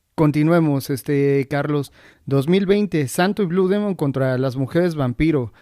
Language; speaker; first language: Spanish; native; Spanish